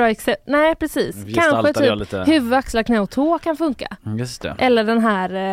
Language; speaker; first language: Swedish; native; Swedish